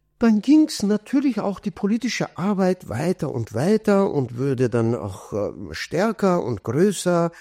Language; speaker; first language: German; non-native, fluent; Kurdish